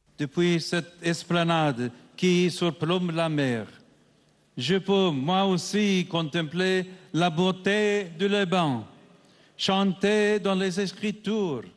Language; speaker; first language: French; non-native, fluent; English